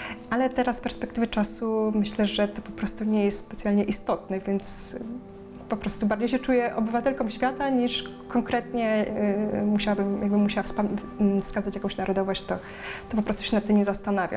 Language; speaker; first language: Polish; native; Polish